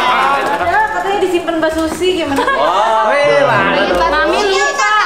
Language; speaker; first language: Indonesian; native; Indonesian